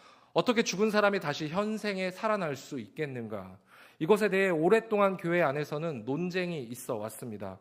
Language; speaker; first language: Korean; native; Korean